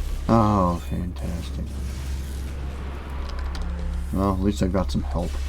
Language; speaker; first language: English; native; English